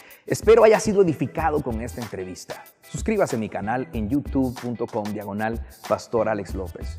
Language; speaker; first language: Spanish; native; Spanish